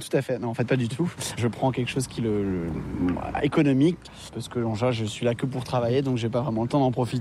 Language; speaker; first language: French; native; French